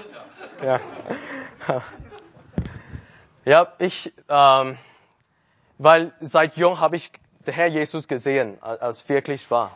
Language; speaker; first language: German; non-native, learner; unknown